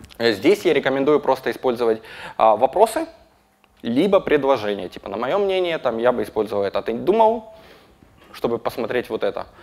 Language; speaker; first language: Russian; native; Russian